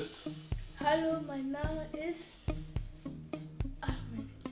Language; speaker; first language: German; non-native, learner; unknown